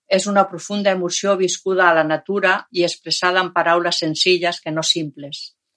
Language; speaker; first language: Catalan; non-native, local second language; Spanish